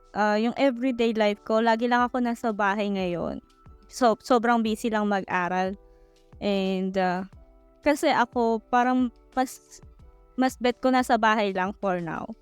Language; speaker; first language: Filipino; native; Filipino